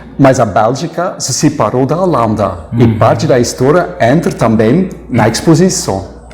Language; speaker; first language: Portuguese; non-native, fluent; Dutch